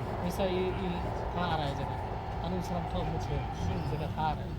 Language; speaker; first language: Korean; non-native, learner; Bangla